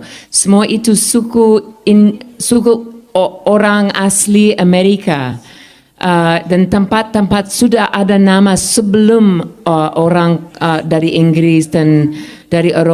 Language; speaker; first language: Indonesian; non-native, fluent; English